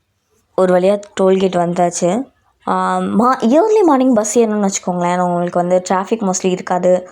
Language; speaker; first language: Tamil; native; Tamil